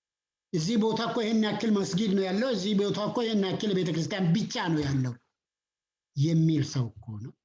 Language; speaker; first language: Amharic; non-native, local second language; Oromo